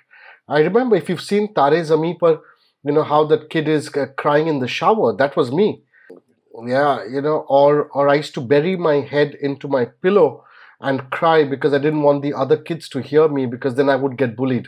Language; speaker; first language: English; non-native, local second language; Bangla